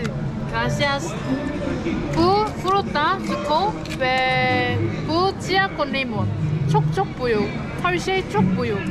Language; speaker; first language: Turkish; non-native, learner; Korean